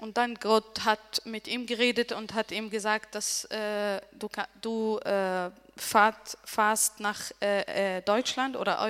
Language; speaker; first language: German; non-native, learner; Arabic